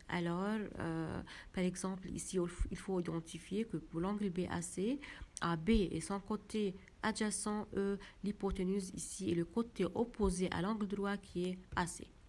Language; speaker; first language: French; non-native, local second language; Arabic